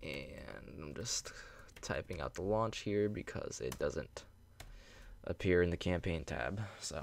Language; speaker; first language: English; native; English